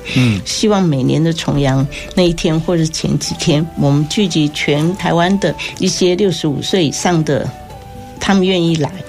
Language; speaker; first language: Chinese; native; Chinese